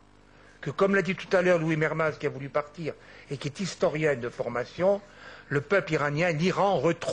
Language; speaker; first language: French; native; French